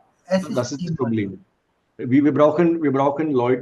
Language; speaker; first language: German; non-native, fluent; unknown